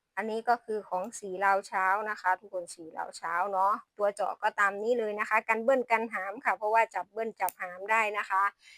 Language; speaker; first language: Thai; non-native, local second language; Lao